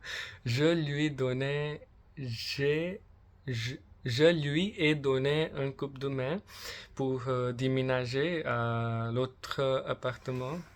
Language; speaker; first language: French; non-native, learner; English